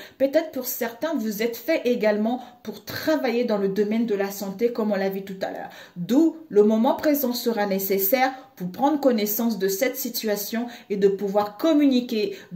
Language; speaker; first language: French; native; French